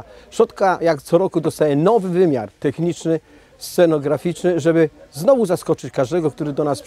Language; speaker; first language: Polish; native; Polish